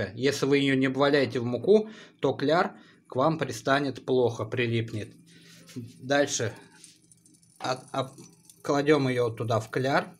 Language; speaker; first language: Russian; native; Russian